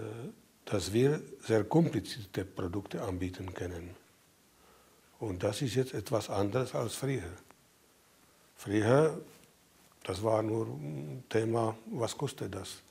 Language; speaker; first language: German; non-native, fluent; Czech